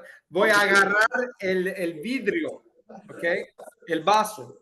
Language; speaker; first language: Spanish; non-native, fluent; English